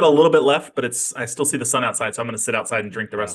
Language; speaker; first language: English; native; English